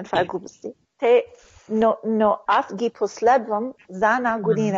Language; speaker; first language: Bulgarian; early bilingual, heritage; Bulgarian